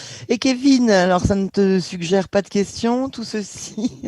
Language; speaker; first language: French; native; French